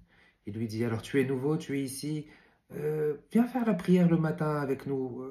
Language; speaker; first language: French; native; French